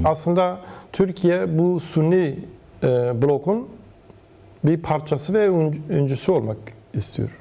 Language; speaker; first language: Turkish; non-native, local second language; Kurdish